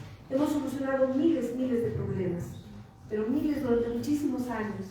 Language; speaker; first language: Spanish; native; Spanish